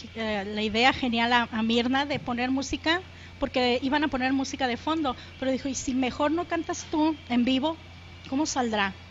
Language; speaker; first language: Spanish; native; Spanish